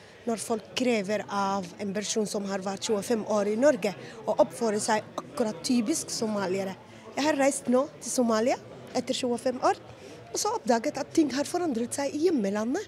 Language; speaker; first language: Norwegian; non-native, fluent; Somali